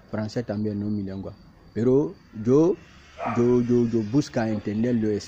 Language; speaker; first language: Spanish; non-native, learner; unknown